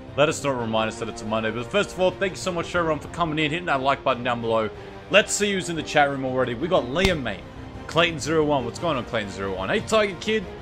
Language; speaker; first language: English; native; English